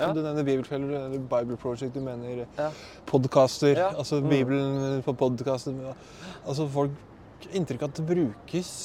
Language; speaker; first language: Norwegian; native; Norwegian